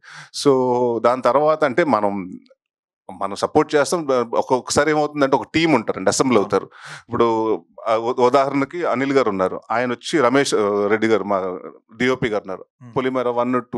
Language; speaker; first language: Telugu; native; Telugu